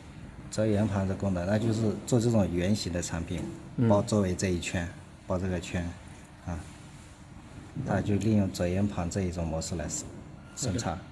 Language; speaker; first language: Chinese; native; Chinese